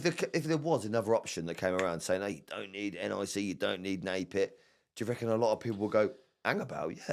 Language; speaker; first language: English; native; English